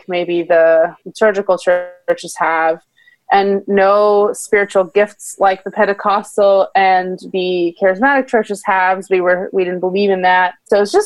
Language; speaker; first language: English; native; English